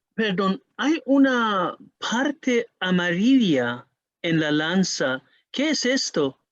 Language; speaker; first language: Spanish; non-native, learner; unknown